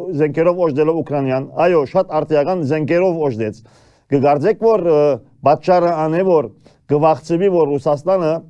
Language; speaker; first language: Armenian; early bilingual, heritage; Armenian